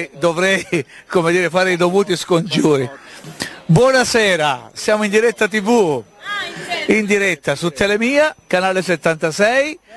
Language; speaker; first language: Italian; native; Italian